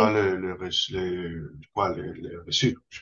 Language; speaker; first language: French; non-native, fluent; Spanish